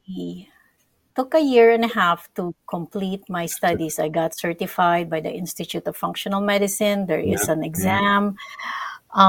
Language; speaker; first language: English; non-native, local second language; Filipino